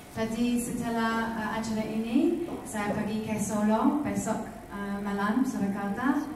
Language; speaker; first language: Indonesian; non-native, learner; English